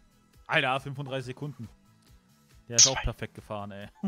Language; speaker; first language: German; native; German